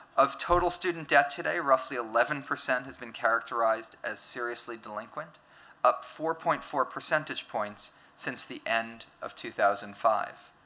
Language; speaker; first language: English; native; English